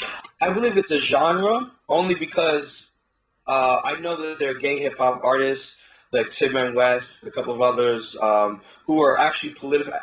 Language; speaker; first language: English; native; English